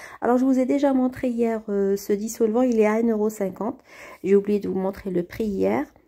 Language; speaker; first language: French; native; French